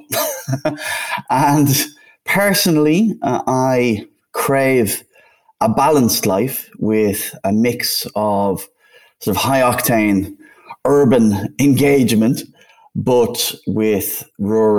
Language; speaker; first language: English; native; English